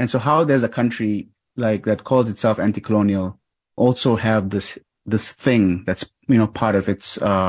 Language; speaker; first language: English; native; English